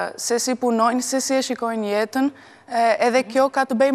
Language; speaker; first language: Albanian; early bilingual, heritage; Albanian